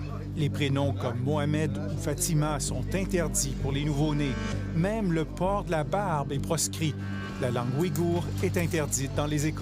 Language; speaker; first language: French; native; French